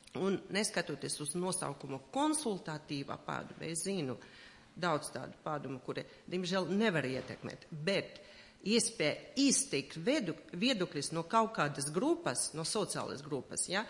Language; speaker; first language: Latvian; non-native, local second language; Russian